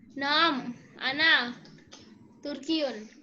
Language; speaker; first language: Arabic; non-native, learner; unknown